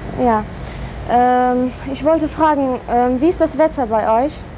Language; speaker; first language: German; non-native, fluent; Arabic